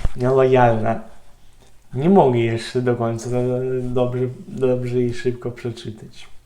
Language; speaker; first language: Polish; non-native, learner; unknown